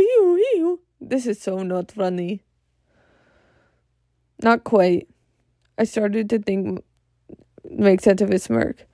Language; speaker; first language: English; native; English